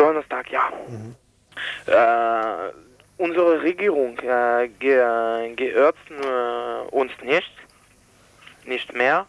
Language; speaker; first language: German; non-native, learner; French